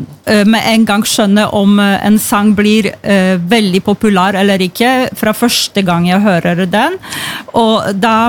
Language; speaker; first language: Norwegian; non-native, fluent; Polish